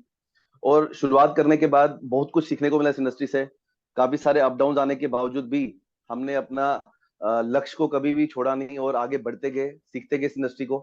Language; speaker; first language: Hindi; native; Hindi